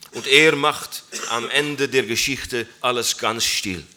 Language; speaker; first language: German; non-native, learner; Dutch